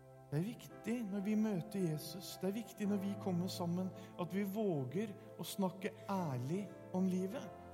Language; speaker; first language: Norwegian; native; Norwegian